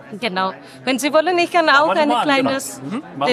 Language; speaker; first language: German; non-native, learner; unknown